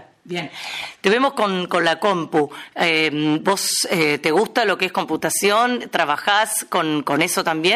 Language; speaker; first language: Spanish; native; Spanish